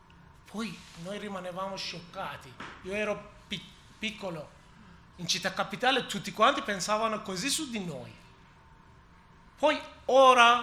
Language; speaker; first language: Italian; non-native, learner; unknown